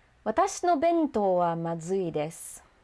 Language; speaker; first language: Japanese; non-native, fluent; English